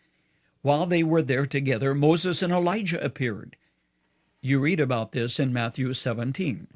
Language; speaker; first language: English; native; English